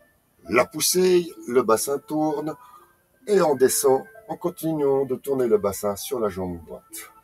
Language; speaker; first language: French; native; French